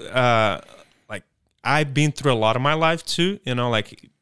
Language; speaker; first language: English; non-native, fluent; Portuguese